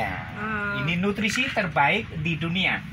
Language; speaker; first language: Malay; non-native, local second language; Javanese